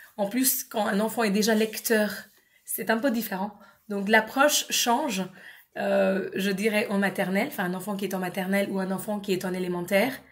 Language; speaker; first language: French; non-native, fluent; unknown